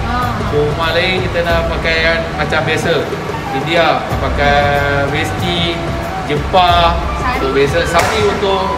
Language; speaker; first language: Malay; non-native, local second language; Tamil